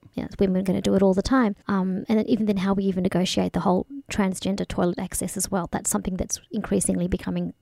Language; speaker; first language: English; early bilingual, other home language; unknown